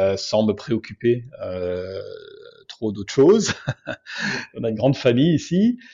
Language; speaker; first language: French; native; French